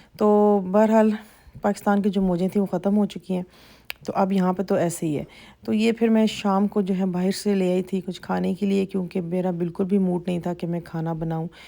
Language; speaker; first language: Urdu; native; Urdu